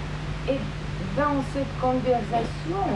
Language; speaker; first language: French; non-native, fluent; Russian